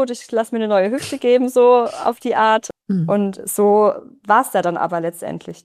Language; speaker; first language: German; native; German